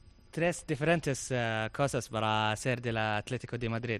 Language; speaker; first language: Spanish; non-native, learner; Arabic